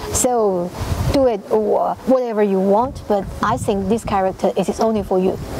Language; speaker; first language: English; non-native, fluent; Chinese